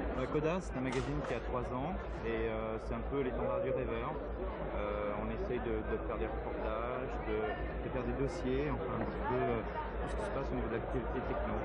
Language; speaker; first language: French; native; French